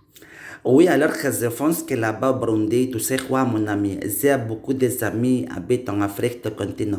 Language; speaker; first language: French; non-native, learner; Indonesian